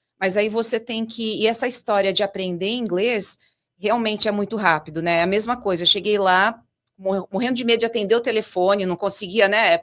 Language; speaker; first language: Portuguese; native; Portuguese